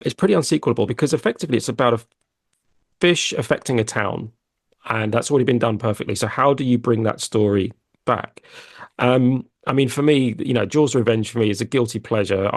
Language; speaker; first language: English; native; English